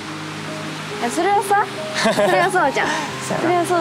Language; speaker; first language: Japanese; native; Japanese